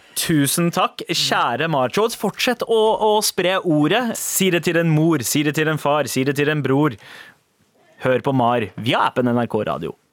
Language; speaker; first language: Norwegian; early bilingual, other home language; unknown